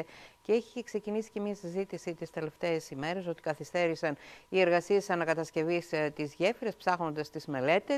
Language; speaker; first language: Greek; native; Greek